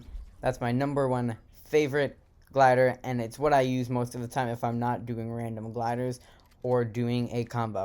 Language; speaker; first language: English; native; English